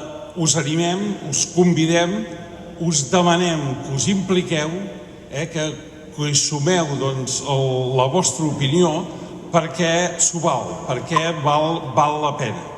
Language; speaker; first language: Catalan; native; Catalan